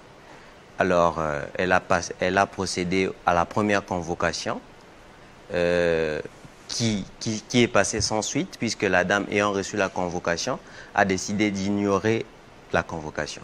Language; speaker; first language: French; non-native, local second language; Lingala